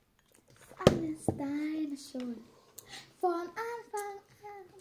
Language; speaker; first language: German; native; German